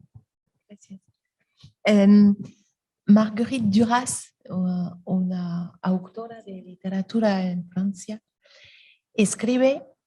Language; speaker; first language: Spanish; non-native, learner; French